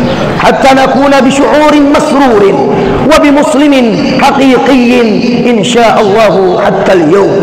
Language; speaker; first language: Arabic; non-native, fluent; Indonesian